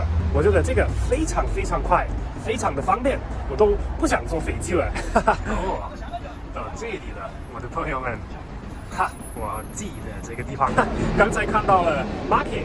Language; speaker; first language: Chinese; non-native, fluent; German